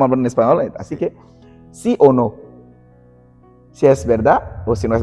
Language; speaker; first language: Spanish; non-native, fluent; Portuguese